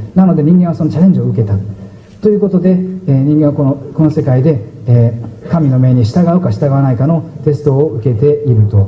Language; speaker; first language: Japanese; native; Japanese